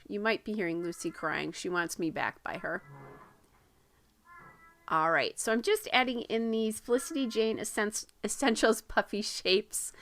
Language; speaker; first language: English; native; English